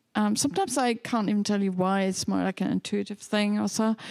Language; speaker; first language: English; non-native, fluent; German